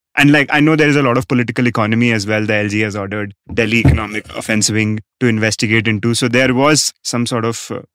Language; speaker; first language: English; non-native, local second language; Hindi